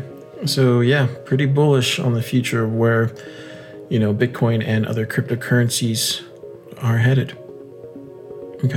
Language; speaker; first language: English; native; English